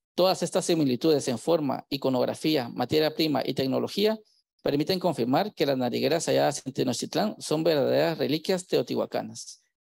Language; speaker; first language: Spanish; native; Spanish